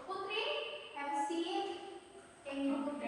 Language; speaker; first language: English; non-native, learner; Indonesian